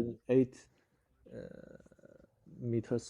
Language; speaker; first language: English; non-native, learner; Chinese